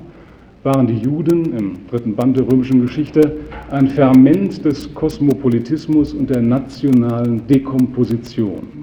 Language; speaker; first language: German; native; German